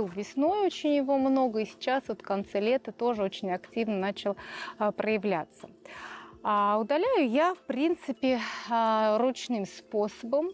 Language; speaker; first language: Russian; native; Russian